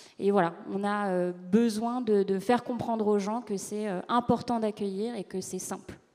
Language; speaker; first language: French; native; French